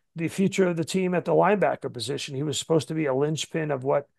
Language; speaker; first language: English; native; English